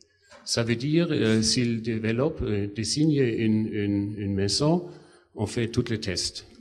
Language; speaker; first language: French; non-native, fluent; German